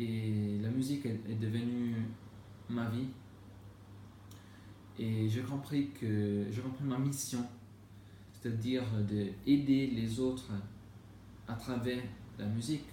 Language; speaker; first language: French; non-native, learner; Italian